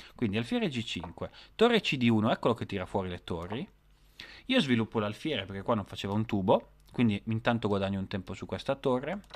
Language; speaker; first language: Italian; native; Italian